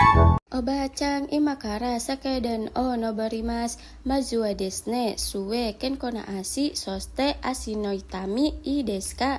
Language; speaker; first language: Japanese; non-native, learner; Indonesian